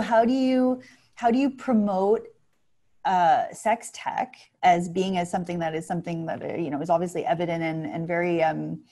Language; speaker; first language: English; native; English